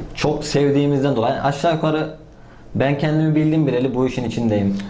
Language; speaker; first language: Turkish; native; Turkish